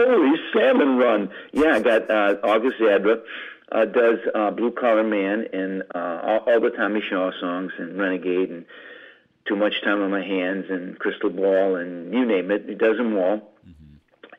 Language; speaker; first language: English; native; English